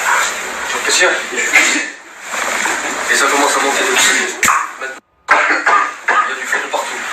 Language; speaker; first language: French; native; French